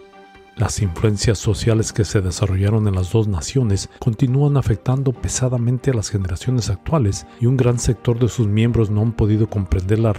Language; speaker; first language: Spanish; native; Spanish